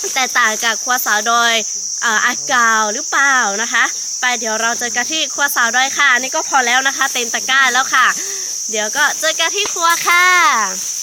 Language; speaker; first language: Thai; non-native, local second language; Lahu